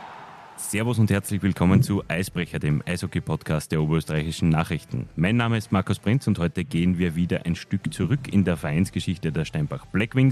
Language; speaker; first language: German; native; German